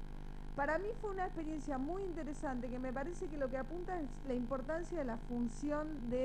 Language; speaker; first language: Spanish; native; Spanish